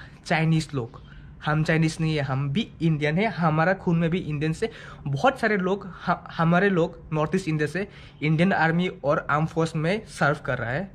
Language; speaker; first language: Hindi; non-native, local second language; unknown